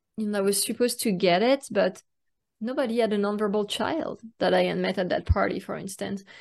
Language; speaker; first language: English; non-native, fluent; French